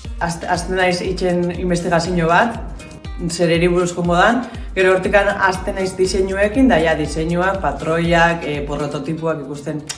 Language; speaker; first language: Basque; native; Basque